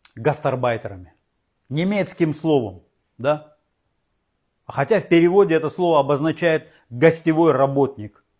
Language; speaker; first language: Russian; non-native, local second language; Uzbek